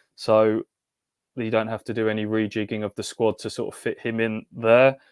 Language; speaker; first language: English; native; English